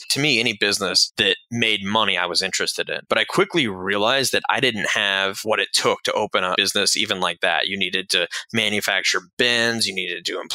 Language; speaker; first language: English; native; English